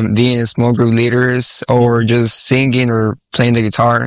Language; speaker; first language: English; non-native, fluent; Spanish